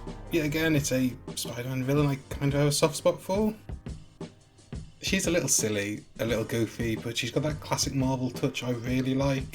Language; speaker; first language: English; native; English